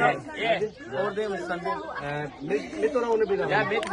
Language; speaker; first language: Turkish; non-native, learner; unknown